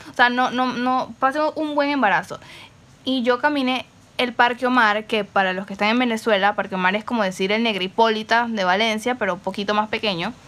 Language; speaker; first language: Spanish; native; Spanish